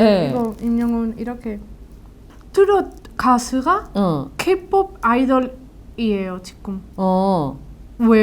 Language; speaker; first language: Korean; non-native, learner; Spanish